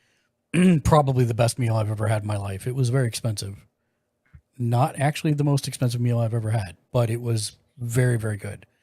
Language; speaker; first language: English; native; English